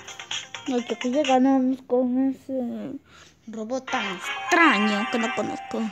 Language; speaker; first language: Spanish; native; Spanish